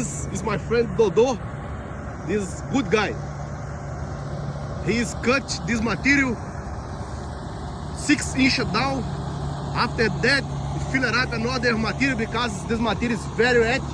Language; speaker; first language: English; non-native, learner; Portuguese